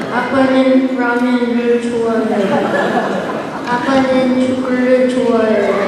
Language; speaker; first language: Korean; early bilingual, heritage; Korean